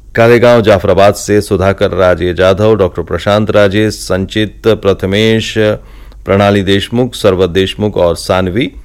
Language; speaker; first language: Hindi; native; Hindi